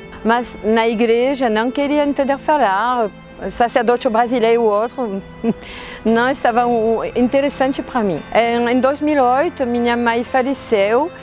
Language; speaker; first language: Portuguese; non-native, fluent; French